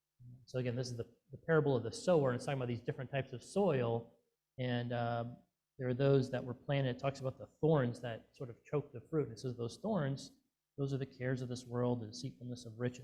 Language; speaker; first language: English; native; English